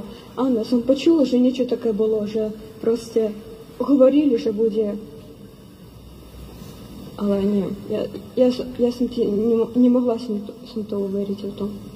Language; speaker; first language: Slovak; non-native, learner; Ukrainian